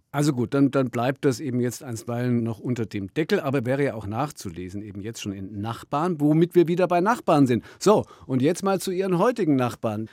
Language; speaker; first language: German; native; German